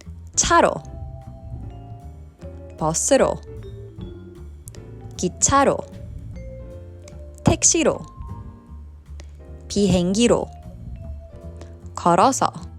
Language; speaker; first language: Korean; non-native, fluent; English